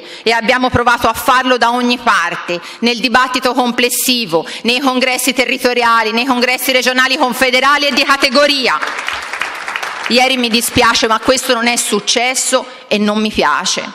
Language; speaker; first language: Italian; native; Italian